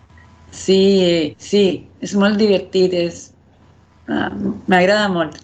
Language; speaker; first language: Catalan; non-native, fluent; Spanish